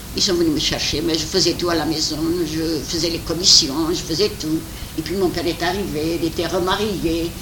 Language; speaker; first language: French; non-native, fluent; Armenian